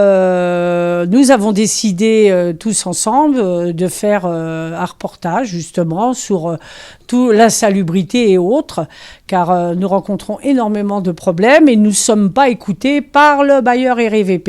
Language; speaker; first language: French; native; French